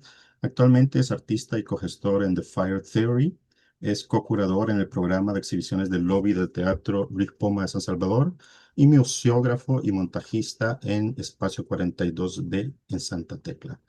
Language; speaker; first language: Spanish; native; Spanish